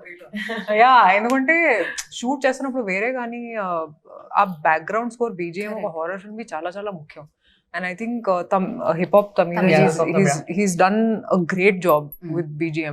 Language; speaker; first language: Telugu; non-native, fluent; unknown